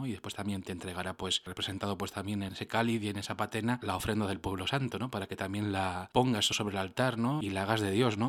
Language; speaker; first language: Spanish; native; Spanish